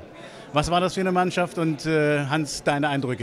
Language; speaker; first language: German; native; German